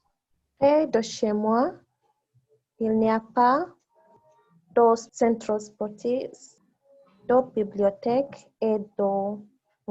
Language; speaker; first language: French; non-native, learner; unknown